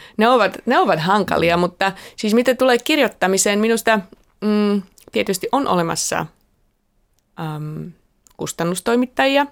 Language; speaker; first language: Finnish; non-native, fluent; Slovak